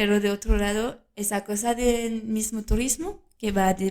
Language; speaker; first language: Spanish; non-native, fluent; French